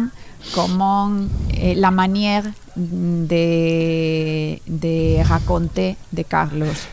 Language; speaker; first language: French; non-native, learner; Spanish